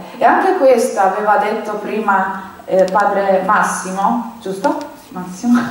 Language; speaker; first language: Italian; non-native, fluent; Polish